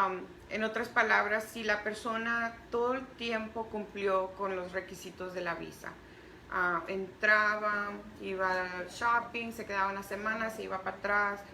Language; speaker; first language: Spanish; early bilingual, heritage; Spanish